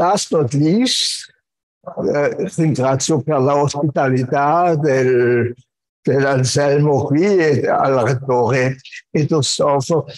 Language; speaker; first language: Italian; non-native, fluent; German